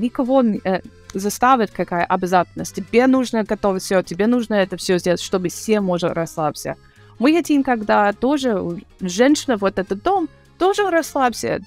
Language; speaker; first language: Russian; non-native, learner; English